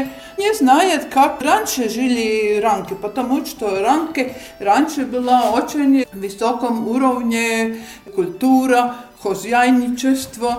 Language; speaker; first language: Russian; non-native, local second language; Latvian